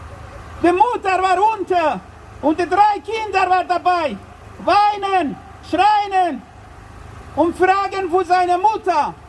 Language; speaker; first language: German; non-native, learner; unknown